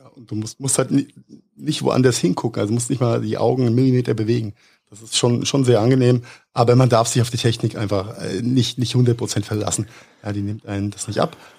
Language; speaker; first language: German; native; German